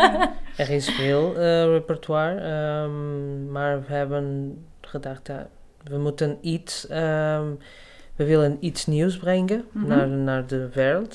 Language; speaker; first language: Dutch; non-native, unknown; Portuguese